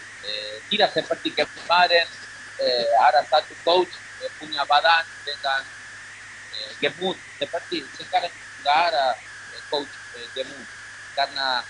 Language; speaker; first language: Indonesian; non-native, learner; Spanish